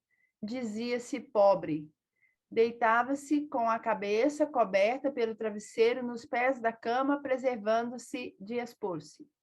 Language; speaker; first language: Portuguese; native; Portuguese